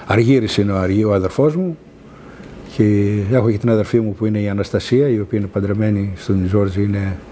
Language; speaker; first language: Greek; early bilingual, other home language; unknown